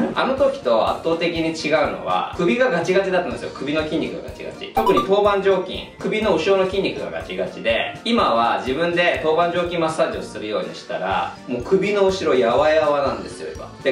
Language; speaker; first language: Japanese; native; Japanese